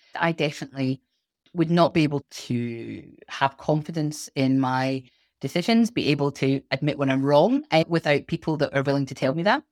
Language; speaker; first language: English; native; English